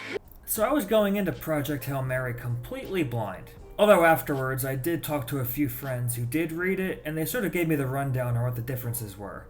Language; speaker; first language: English; native; English